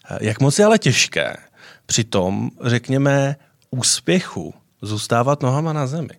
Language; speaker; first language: Czech; native; Czech